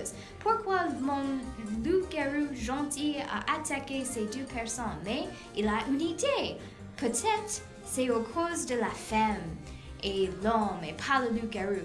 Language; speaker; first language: French; non-native, learner; English